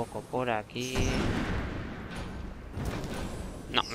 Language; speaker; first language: Spanish; native; Spanish